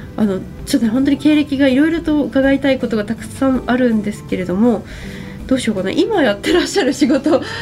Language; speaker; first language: Japanese; native; Japanese